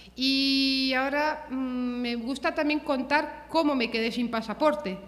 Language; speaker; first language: Spanish; early bilingual, other home language; Romanian